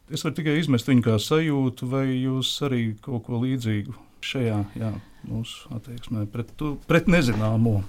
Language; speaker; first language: Latvian; native; Latvian